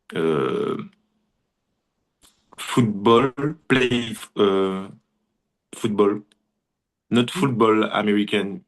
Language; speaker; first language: English; non-native, learner; French